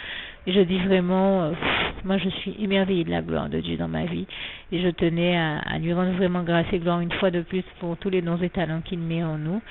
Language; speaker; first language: French; native; French